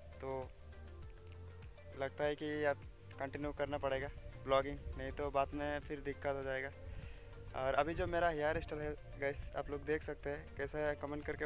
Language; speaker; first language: Hindi; non-native, local second language; Bangla